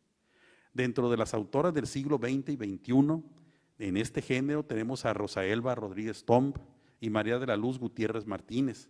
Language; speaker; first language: Spanish; native; Spanish